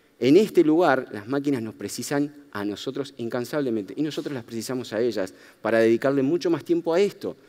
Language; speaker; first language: Spanish; native; Spanish